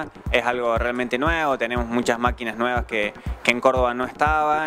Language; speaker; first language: Spanish; native; Spanish